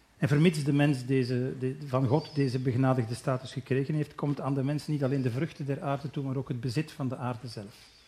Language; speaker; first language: Dutch; native; Dutch